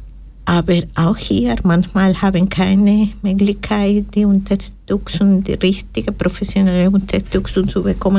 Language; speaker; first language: German; non-native, fluent; Spanish